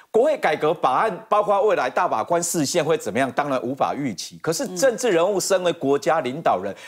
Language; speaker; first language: Chinese; native; Chinese